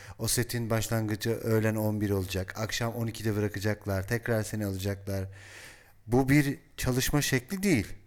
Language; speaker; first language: Turkish; native; Turkish